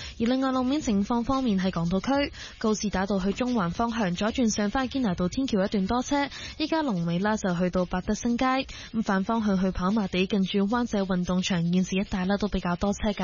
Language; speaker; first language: Cantonese; native; Cantonese